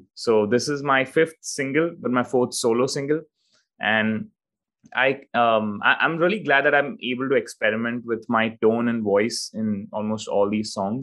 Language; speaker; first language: English; non-native, local second language; Hindi